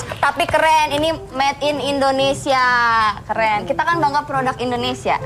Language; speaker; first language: Indonesian; native; Indonesian